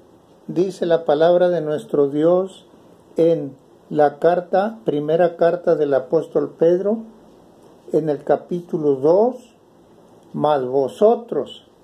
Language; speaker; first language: Spanish; native; Spanish